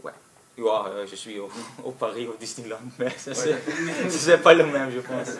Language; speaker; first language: French; non-native, local second language; Dutch